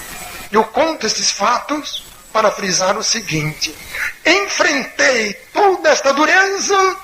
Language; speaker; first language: Portuguese; native; Portuguese